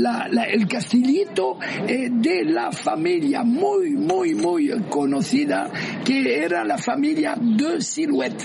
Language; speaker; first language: Spanish; non-native, fluent; French